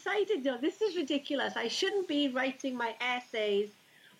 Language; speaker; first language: English; native; English